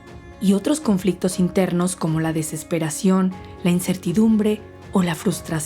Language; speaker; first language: Spanish; native; Spanish